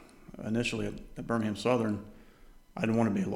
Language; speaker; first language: English; native; English